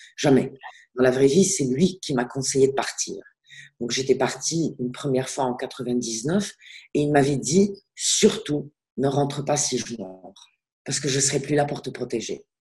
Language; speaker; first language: French; non-native, local second language; Arabic